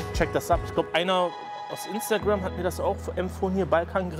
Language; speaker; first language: German; native; German